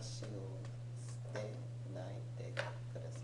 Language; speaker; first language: Japanese; non-native, learner; English